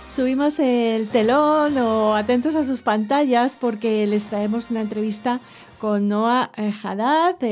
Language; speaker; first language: Spanish; native; Spanish